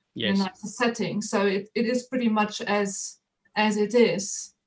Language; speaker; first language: English; non-native, fluent; German